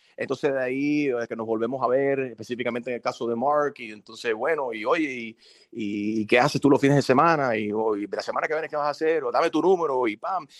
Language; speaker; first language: Spanish; early bilingual, heritage; Spanish